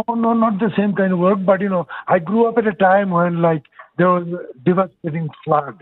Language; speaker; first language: English; non-native, local second language; Bangla